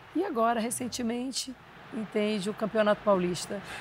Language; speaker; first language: Portuguese; native; Portuguese